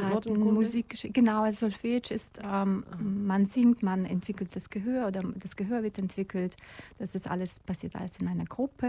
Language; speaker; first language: German; non-native, fluent; Russian